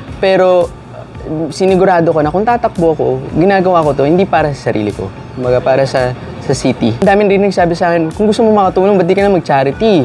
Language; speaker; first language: Filipino; native; Filipino